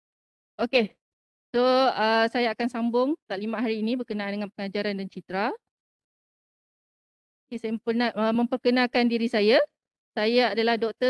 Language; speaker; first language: Malay; native; Malay